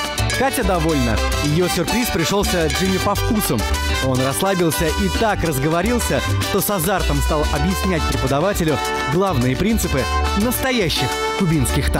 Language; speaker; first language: Russian; native; Russian